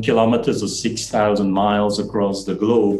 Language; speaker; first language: English; non-native, fluent; Dutch